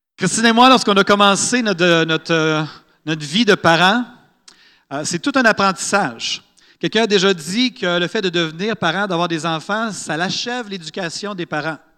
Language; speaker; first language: French; native; French